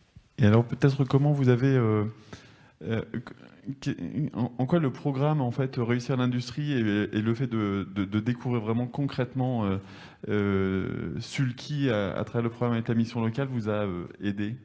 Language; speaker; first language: French; native; French